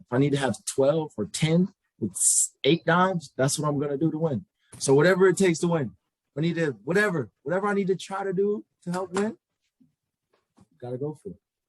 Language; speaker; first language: English; native; English